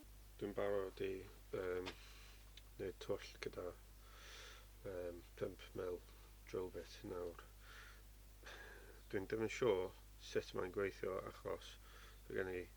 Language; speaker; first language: Welsh; non-native, learner; English